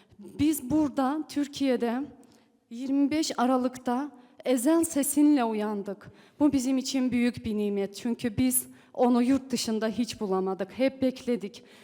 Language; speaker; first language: Turkish; early bilingual, heritage; Turkish